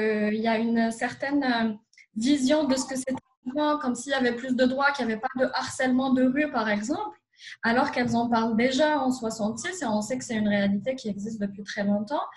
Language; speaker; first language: French; non-native, local second language; Arabic